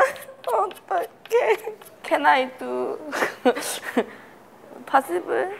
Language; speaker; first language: English; non-native, learner; Korean